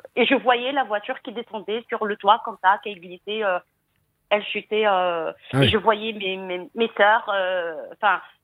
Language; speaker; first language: French; non-native, local second language; Arabic